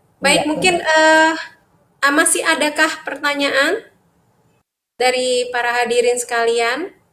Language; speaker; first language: Indonesian; native; Indonesian